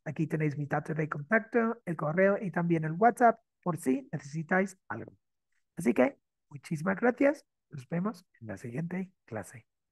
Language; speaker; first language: Spanish; non-native, fluent; English